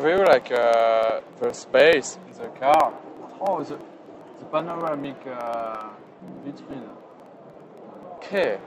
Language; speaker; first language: English; non-native, learner; French